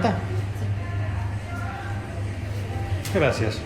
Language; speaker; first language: Spanish; non-native, learner; English